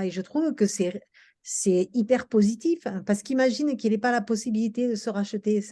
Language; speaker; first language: French; native; French